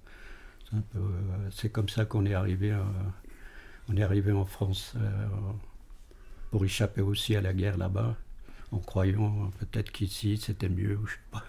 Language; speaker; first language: French; early bilingual, other home language; Arabic